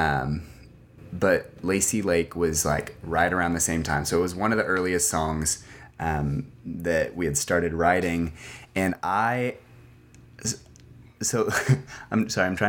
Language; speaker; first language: English; native; English